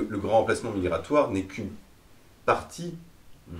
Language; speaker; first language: French; native; French